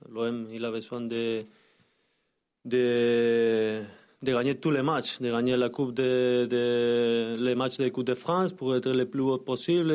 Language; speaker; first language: French; non-native, learner; Spanish